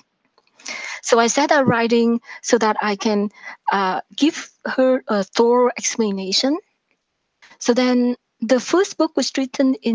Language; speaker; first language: English; non-native, fluent; Vietnamese